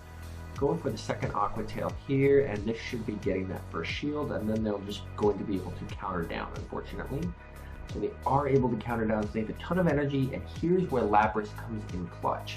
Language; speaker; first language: English; native; English